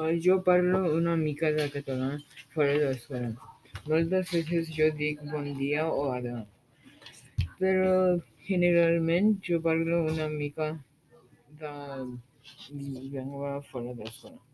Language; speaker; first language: Catalan; non-native, learner; English